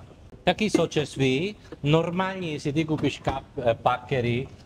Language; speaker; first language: Czech; non-native, learner; Italian